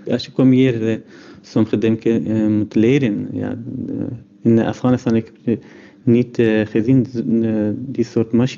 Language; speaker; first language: Dutch; non-native, learner; Persian